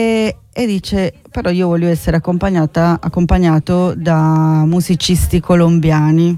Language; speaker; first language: Italian; non-native, fluent; Spanish